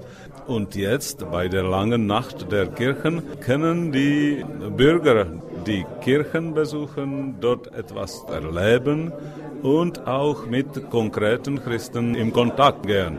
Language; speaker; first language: German; non-native, fluent; Czech